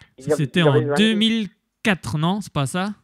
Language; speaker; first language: French; native; French